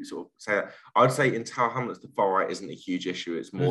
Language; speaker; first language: English; native; English